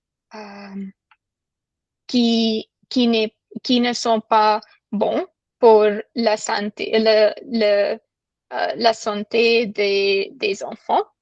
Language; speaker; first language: French; non-native, learner; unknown